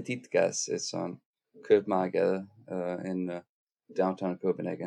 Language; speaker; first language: English; non-native, fluent; Icelandic